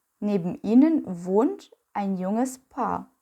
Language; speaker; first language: German; non-native, fluent; Ukrainian